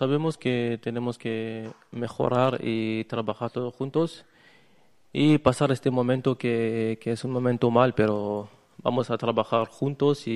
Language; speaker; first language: Spanish; non-native, learner; French